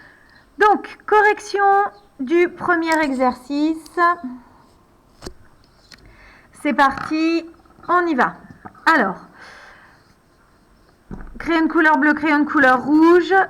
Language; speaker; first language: French; native; French